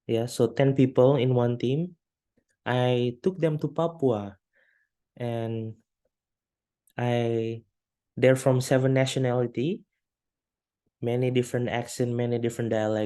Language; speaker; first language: English; non-native, fluent; Indonesian